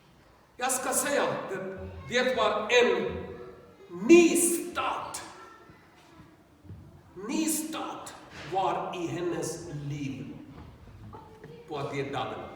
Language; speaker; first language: Swedish; non-native, learner; Urdu